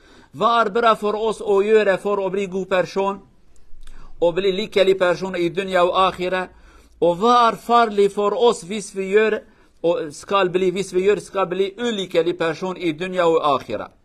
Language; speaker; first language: Swedish; non-native, learner; Kurdish